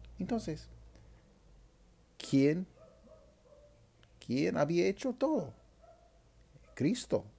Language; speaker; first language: Spanish; non-native, fluent; English